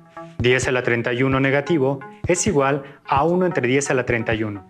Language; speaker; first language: Spanish; native; Spanish